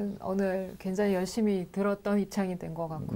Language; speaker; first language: Korean; non-native, fluent; Russian